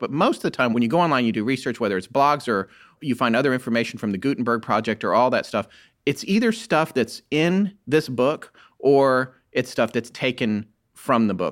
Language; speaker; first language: English; native; English